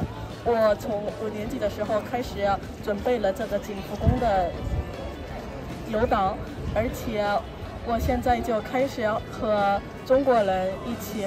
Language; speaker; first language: Chinese; non-native, learner; Korean